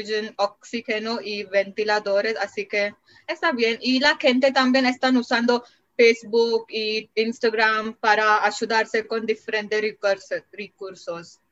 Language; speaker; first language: Spanish; non-native, learner; Marathi